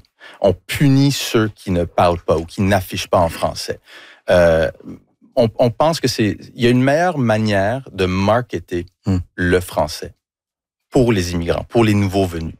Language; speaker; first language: French; early bilingual, other home language; English